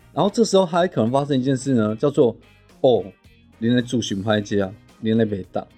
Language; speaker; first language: Chinese; non-native, local second language; Min Nan Chinese